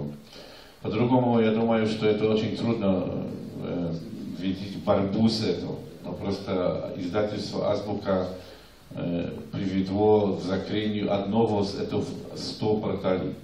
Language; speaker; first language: Russian; non-native, fluent; Polish